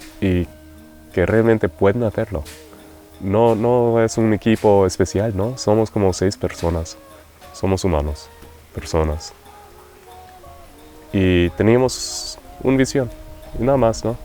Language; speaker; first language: Spanish; non-native, fluent; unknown